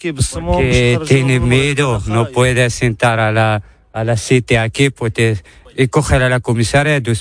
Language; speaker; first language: Spanish; non-native, learner; Arabic